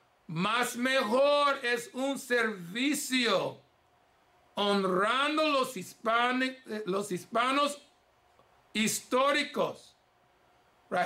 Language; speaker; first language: Spanish; early bilingual, heritage; English